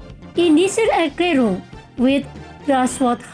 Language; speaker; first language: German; non-native, fluent; Indonesian